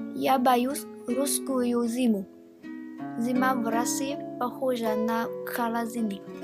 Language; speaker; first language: Russian; non-native, learner; Vietnamese